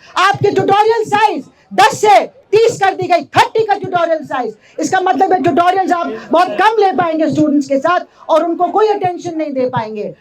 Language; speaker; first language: Hindi; native; Hindi